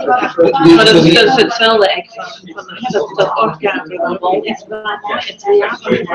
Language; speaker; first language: Dutch; native; Dutch